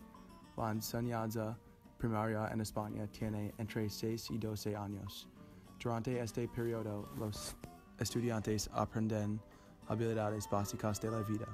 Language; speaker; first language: Spanish; non-native, learner; English